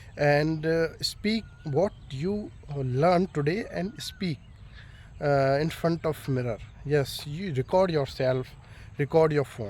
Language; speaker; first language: English; non-native, local second language; Hindi